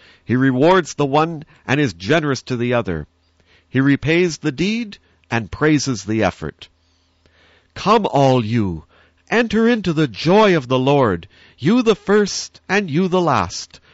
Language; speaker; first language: English; native; English